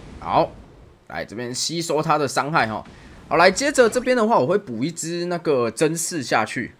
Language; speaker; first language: Chinese; native; Chinese